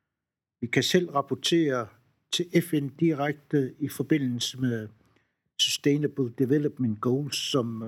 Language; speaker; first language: Danish; non-native, local second language; Kalaallisut